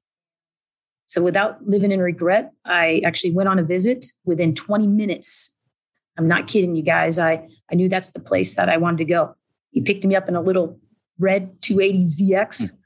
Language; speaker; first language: English; native; English